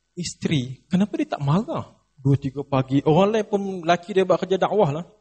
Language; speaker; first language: Malay; native; Malay